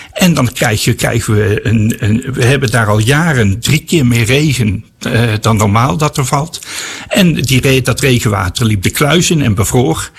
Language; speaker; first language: Dutch; native; Dutch